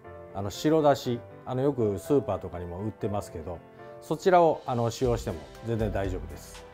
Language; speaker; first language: Japanese; native; Japanese